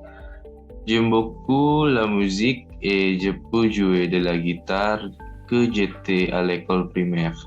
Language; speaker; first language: French; non-native, learner; Indonesian